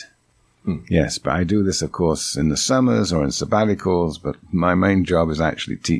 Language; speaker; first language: English; native; English